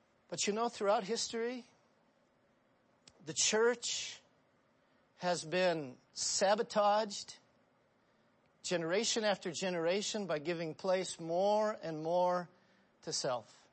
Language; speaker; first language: English; native; English